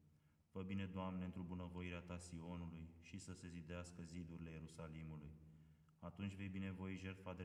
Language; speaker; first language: Romanian; native; Romanian